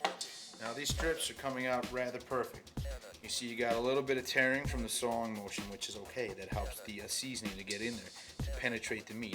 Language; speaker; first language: English; native; English